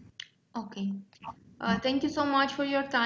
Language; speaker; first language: English; non-native, fluent; Romanian